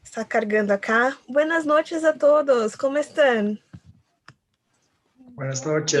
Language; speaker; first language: Spanish; non-native, learner; Portuguese